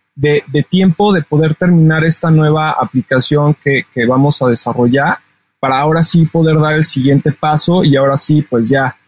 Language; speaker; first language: Spanish; native; Spanish